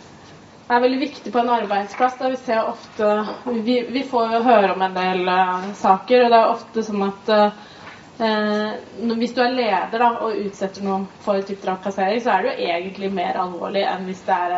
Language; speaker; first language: Norwegian; native; Norwegian